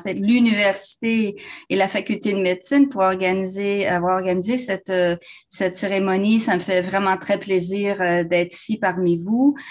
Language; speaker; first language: French; native; French